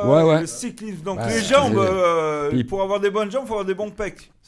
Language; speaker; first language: French; native; French